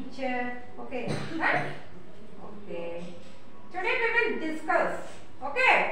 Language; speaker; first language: English; non-native, fluent; Hindi